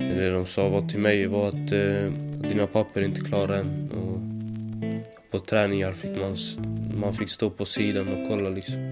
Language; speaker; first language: Swedish; native; Swedish